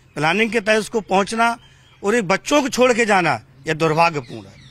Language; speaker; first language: Hindi; native; Hindi